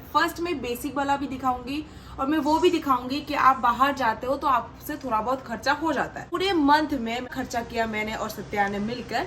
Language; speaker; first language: Hindi; non-native, local second language; Bangla